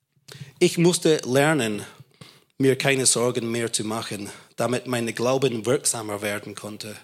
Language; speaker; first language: German; non-native, fluent; English